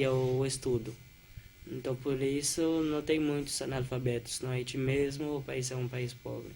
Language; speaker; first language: Portuguese; non-native, fluent; Haitian Creole